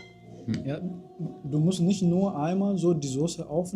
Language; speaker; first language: German; non-native, fluent; Amharic